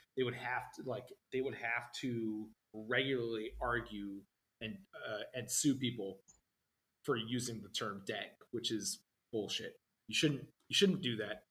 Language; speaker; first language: English; native; English